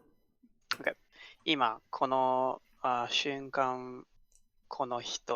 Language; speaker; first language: Japanese; non-native, learner; English